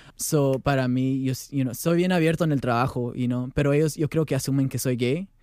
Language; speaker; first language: Spanish; early bilingual, heritage; Spanish